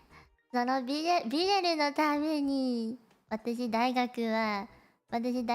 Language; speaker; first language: Japanese; non-native, learner; Cantonese